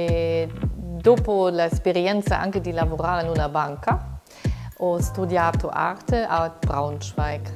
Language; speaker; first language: Italian; non-native, fluent; German